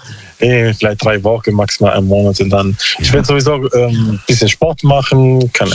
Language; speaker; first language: German; non-native, learner; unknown